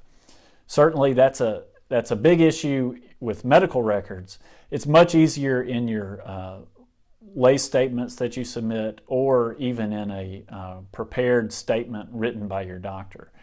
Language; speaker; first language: English; native; English